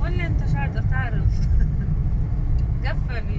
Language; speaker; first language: Arabic; non-native, learner; Amharic